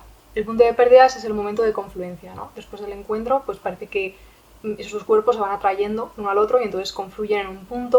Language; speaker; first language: Spanish; native; Spanish